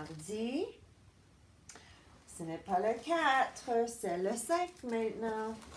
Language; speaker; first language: French; non-native, fluent; English